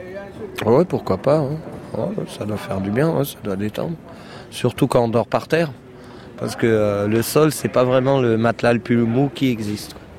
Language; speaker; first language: French; native; French